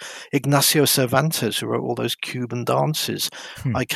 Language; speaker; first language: English; native; English